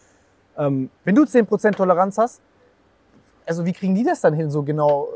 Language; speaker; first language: German; native; German